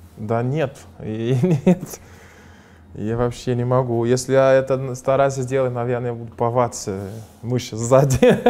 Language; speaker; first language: Russian; non-native, fluent; Portuguese